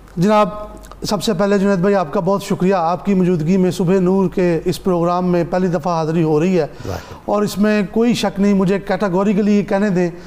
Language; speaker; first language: Urdu; non-native, local second language; Punjabi